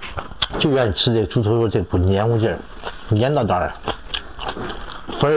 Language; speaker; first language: Chinese; native; Chinese